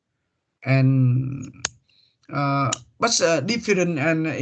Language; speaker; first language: English; non-native, learner; Vietnamese